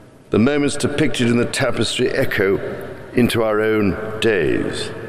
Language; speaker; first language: English; native; English